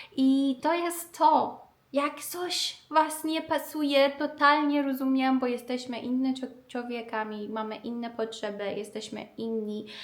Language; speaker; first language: Polish; non-native, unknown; Persian